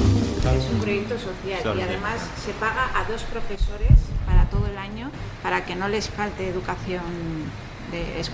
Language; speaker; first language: Spanish; native; Spanish